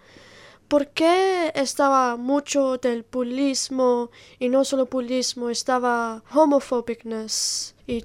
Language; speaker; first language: Spanish; non-native, learner; Italian